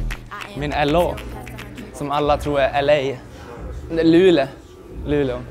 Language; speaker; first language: Swedish; native; Swedish